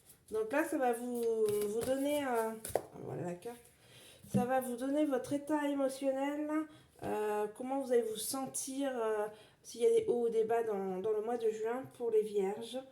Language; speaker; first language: French; native; French